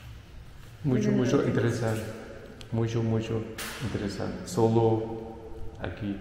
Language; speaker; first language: Spanish; non-native, learner; Vietnamese